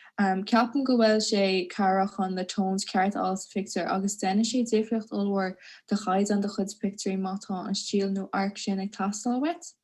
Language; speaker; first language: Irish; native; Irish